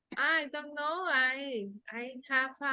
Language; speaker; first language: English; non-native, learner; Spanish